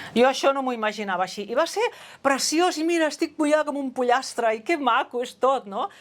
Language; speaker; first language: Catalan; non-native, local second language; Spanish